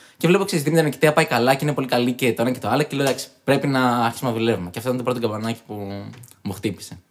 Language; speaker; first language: Greek; native; Greek